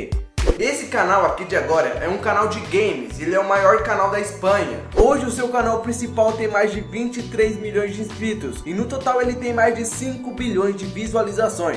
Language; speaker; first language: Portuguese; native; Portuguese